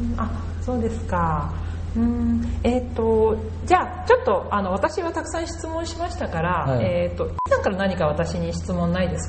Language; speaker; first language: Japanese; native; Japanese